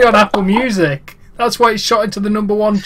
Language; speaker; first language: English; native; English